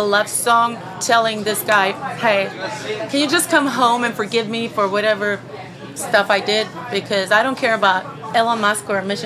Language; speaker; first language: English; non-native, fluent; Bosnian